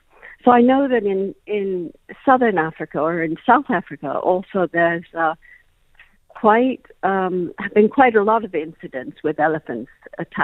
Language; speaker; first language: English; native; English